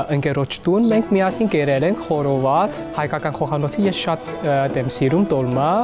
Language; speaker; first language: Armenian; non-native, fluent; Chinese